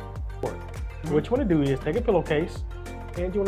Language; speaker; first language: English; native; English